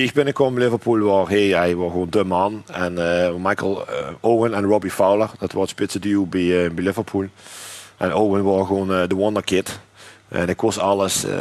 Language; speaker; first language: Dutch; native; Dutch